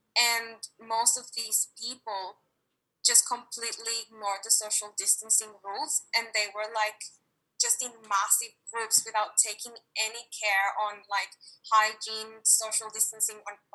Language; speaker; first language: English; non-native, fluent; Spanish